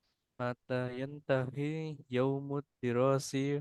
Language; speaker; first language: Arabic; non-native, learner; Indonesian